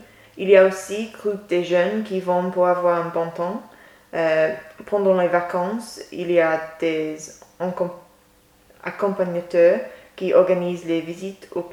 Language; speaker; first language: French; non-native, learner; English